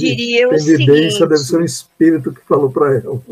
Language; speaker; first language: Portuguese; native; Portuguese